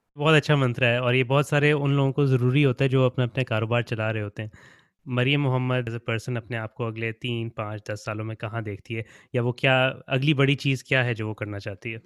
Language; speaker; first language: Urdu; native; Urdu